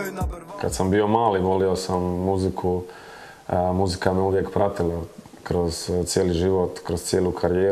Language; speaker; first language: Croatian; early bilingual, heritage; Croatian